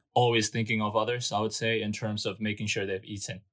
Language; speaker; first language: English; non-native, fluent; Burmese